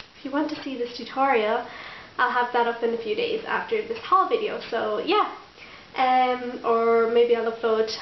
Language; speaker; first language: English; native; English